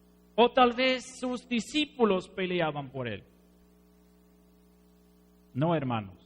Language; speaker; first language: Spanish; non-native, fluent; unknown